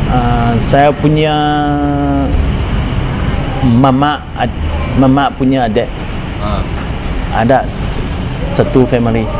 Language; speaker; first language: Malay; non-native, learner; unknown